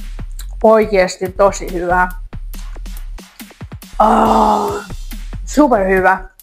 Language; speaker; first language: Finnish; non-native, learner; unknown